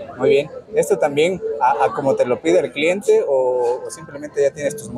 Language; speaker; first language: Spanish; native; Spanish